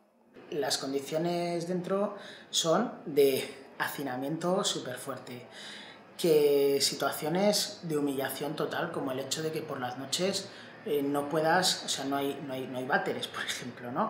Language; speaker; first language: Spanish; native; Spanish